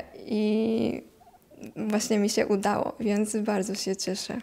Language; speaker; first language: Polish; non-native, fluent; Japanese